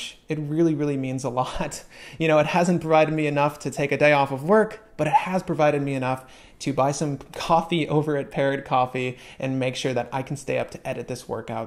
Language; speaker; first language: English; native; English